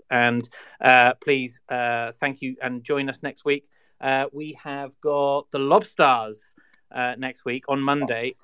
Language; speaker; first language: English; native; English